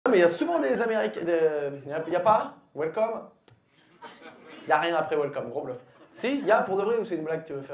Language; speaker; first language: French; native; French